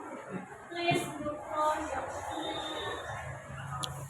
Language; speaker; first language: English; non-native, learner; Indonesian